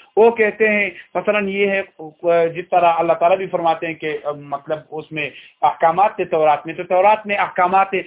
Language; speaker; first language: Urdu; non-native, local second language; Pashto